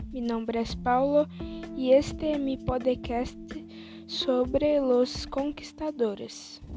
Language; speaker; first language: Portuguese; non-native, learner; Spanish